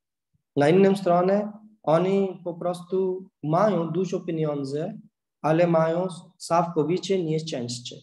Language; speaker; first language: Polish; non-native, learner; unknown